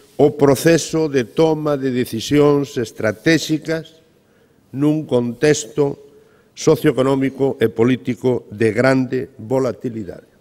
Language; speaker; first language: Galician; native; Galician